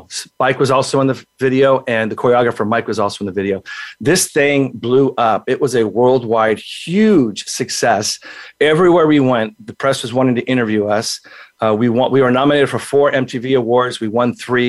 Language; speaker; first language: English; native; English